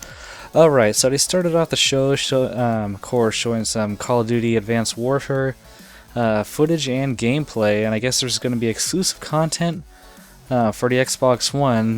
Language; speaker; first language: English; native; English